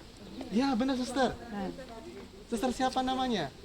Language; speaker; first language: Indonesian; native; Indonesian